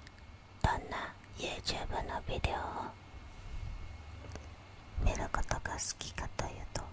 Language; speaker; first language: Japanese; non-native, fluent; Indonesian